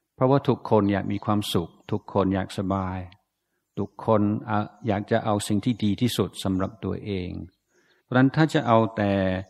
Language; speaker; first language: Thai; non-native, fluent; English